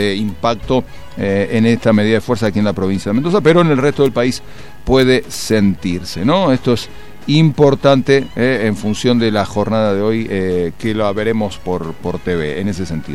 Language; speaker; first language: Spanish; native; Spanish